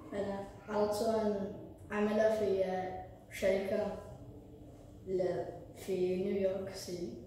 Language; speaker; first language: Arabic; early bilingual, heritage; Arabic